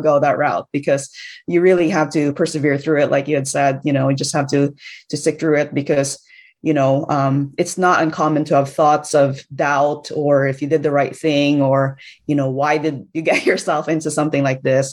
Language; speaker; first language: English; non-native, local second language; Cebuano